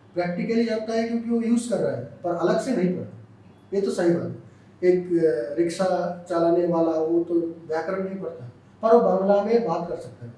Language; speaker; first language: Hindi; non-native, local second language; Bangla